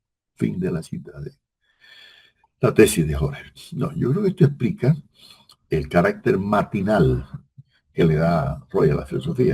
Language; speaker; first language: Spanish; native; Spanish